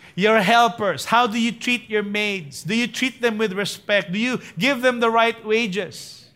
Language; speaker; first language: English; non-native, local second language; Filipino